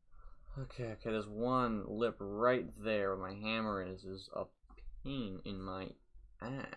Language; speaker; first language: English; native; English